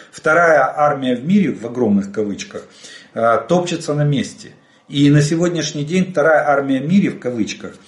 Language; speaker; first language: Russian; native; Russian